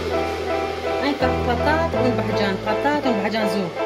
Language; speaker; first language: German; non-native, learner; Kurdish